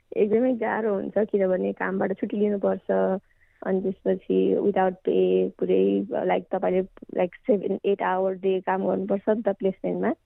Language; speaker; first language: Nepali; native; Nepali